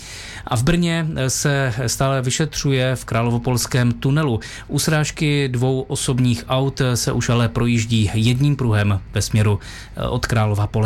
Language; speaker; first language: Czech; native; Czech